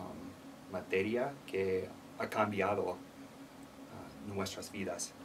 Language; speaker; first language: Spanish; non-native, learner; English